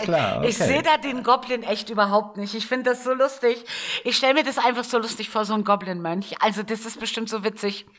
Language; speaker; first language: German; native; German